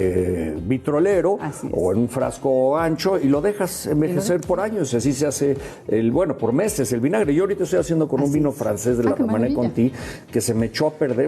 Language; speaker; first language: Spanish; native; Spanish